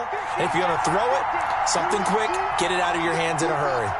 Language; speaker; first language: English; native; English